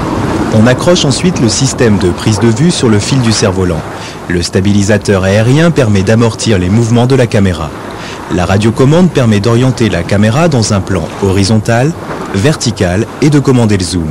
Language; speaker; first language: French; native; French